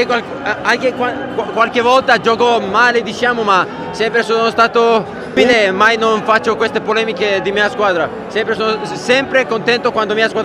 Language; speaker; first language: Italian; non-native, fluent; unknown